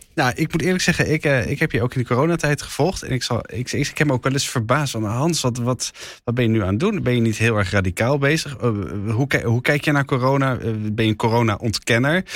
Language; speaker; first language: Dutch; native; Dutch